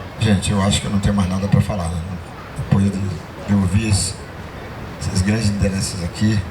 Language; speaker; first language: Portuguese; non-native, local second language; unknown